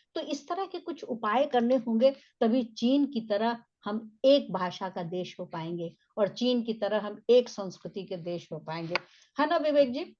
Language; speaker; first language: Hindi; native; Hindi